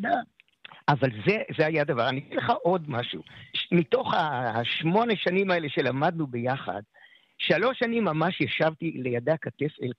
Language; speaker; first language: Hebrew; native; Hebrew